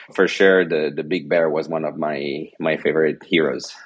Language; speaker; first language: English; non-native, fluent; French